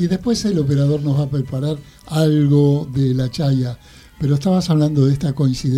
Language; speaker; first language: Spanish; native; Spanish